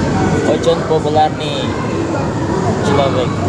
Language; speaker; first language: Russian; non-native, learner; Indonesian